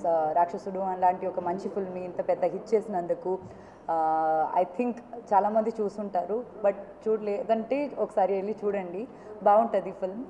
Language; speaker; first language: Telugu; non-native, fluent; Malayalam